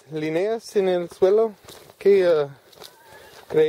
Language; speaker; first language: Spanish; non-native, learner; English